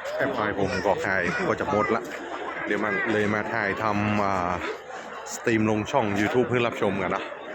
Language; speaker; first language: Thai; native; Thai